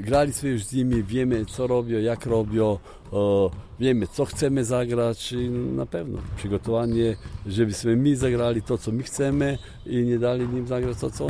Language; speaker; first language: Polish; non-native, fluent; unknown